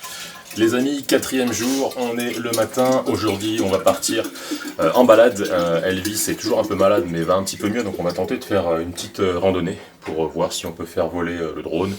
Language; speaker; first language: French; native; French